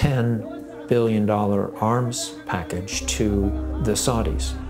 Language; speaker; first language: English; native; English